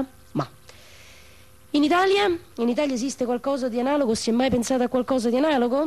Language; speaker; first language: Italian; native; Italian